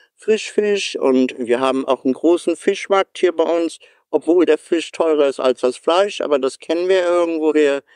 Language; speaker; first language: German; native; German